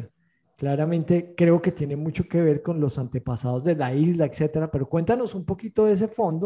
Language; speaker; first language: Spanish; native; Spanish